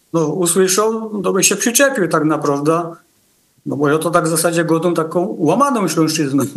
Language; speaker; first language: Polish; native; Polish